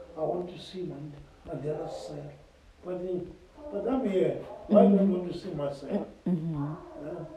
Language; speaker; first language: English; non-native, local second language; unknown